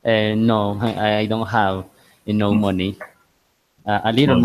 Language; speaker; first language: English; non-native, learner; Spanish